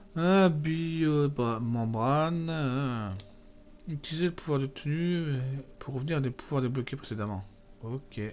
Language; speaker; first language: French; native; French